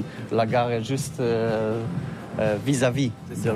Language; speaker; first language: French; non-native, learner; Polish